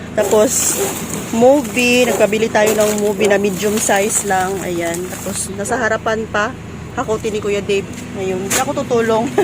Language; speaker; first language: Filipino; native; Filipino